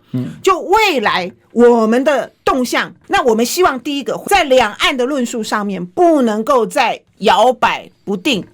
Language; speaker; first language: Chinese; native; Chinese